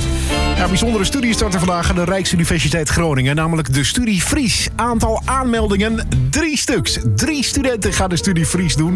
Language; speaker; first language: Dutch; native; Dutch